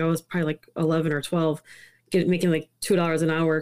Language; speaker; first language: English; early bilingual, other home language; Italian